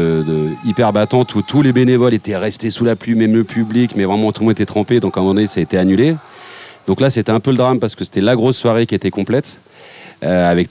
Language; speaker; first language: French; native; French